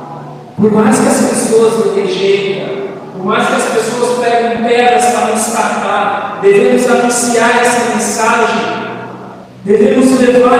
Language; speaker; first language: Portuguese; native; Portuguese